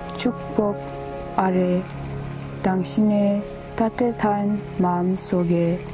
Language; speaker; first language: Korean; non-native, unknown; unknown